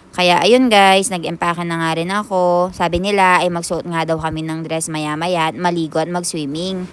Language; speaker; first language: Filipino; native; Filipino